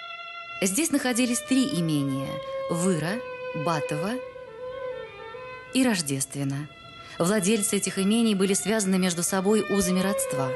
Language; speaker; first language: Russian; native; Russian